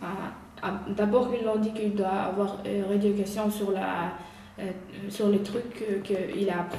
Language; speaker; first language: French; non-native, learner; Uyghur